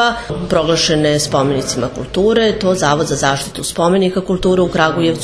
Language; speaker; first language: Serbian; native; Serbian